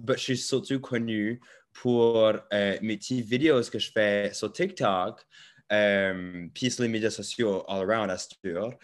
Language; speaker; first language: French; native; French